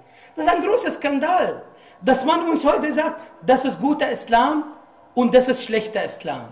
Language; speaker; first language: German; non-native, fluent; Arabic